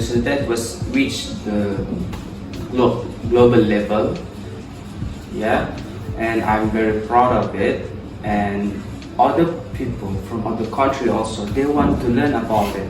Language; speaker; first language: English; non-native, local second language; Malay